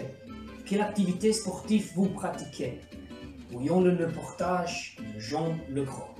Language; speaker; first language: French; non-native, learner; Croatian